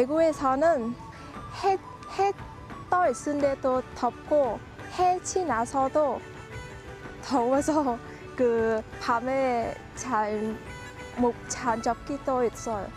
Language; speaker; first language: Korean; non-native, learner; Vietnamese